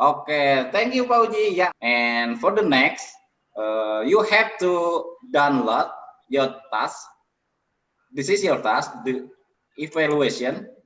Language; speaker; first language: English; non-native, learner; Indonesian